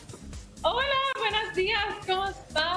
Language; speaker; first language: Spanish; early bilingual, heritage; English